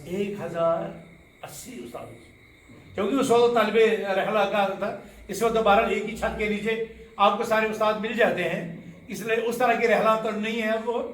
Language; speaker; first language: Urdu; non-native, local second language; Kashmiri